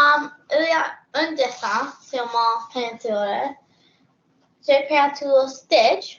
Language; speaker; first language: French; non-native, learner; English